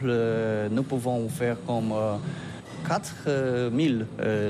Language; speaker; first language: French; non-native, learner; Polish